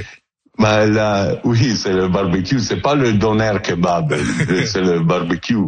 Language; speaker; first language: French; non-native, learner; Italian